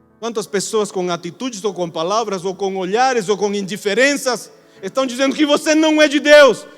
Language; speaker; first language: Portuguese; non-native, fluent; Spanish